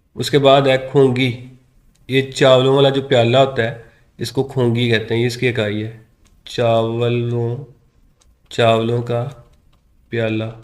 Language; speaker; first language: Urdu; non-native, local second language; Punjabi